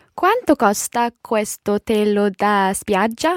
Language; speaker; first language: Italian; non-native, learner; English